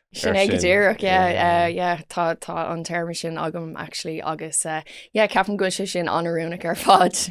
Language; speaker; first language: Irish; non-native, local second language; English